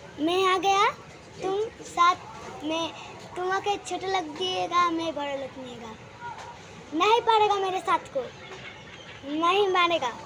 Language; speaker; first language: Hindi; non-native, learner; Bangla